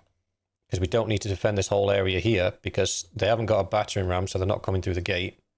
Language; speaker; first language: English; native; English